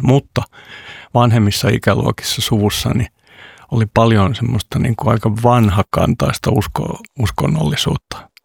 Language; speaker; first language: Finnish; non-native, local second language; Swedish